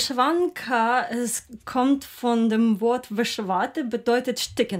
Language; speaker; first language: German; non-native, learner; Ukrainian